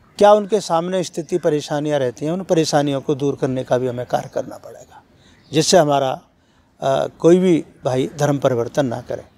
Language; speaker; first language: Hindi; native; Hindi